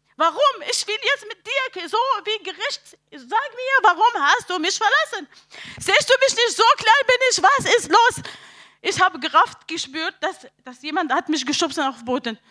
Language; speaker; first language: German; non-native, learner; Arabic